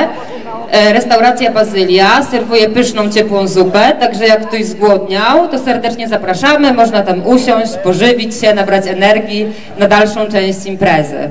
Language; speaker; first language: Polish; native; Polish